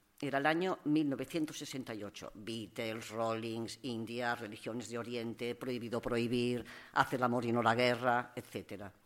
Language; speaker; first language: Spanish; non-native, local second language; Catalan